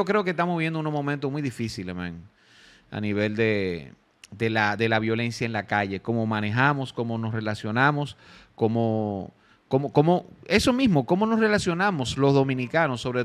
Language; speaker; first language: Spanish; native; Spanish